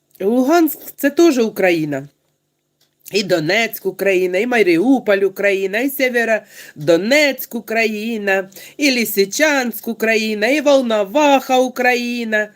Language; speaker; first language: Ukrainian; non-native, local second language; Russian